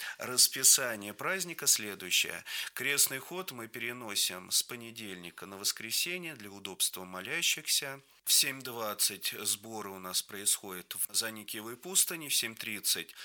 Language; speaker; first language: Russian; native; Russian